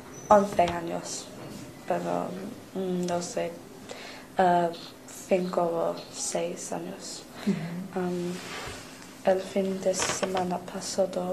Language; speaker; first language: Spanish; non-native, learner; English